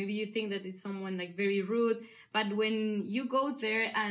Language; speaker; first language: English; non-native, learner; Spanish